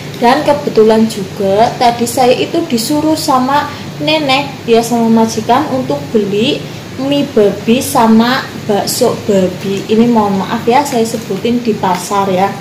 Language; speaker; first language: Indonesian; non-native, local second language; Javanese